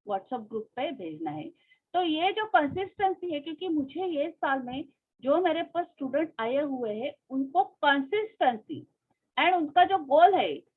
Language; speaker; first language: Hindi; non-native, local second language; Marathi